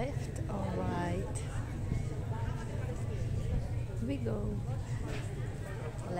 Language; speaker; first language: English; non-native, learner; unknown